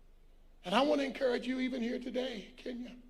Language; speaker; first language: English; native; English